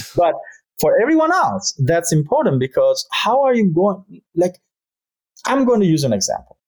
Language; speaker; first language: English; non-native, fluent; Albanian